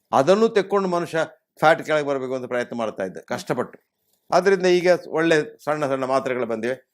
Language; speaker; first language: Kannada; native; Kannada